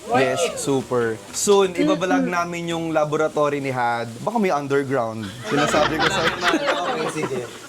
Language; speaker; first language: Filipino; non-native, local second language; Pampanga